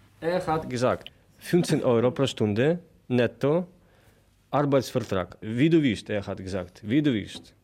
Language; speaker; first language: German; non-native, learner; Polish